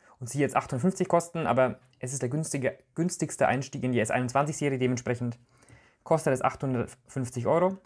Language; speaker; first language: German; native; German